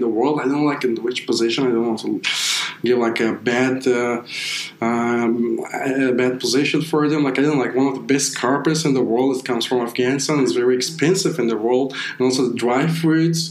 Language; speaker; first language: English; non-native, fluent; Persian